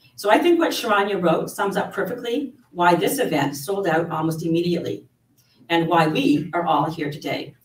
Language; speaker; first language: English; native; English